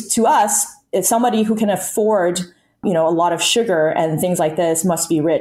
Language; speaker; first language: English; early bilingual, other home language; Chinese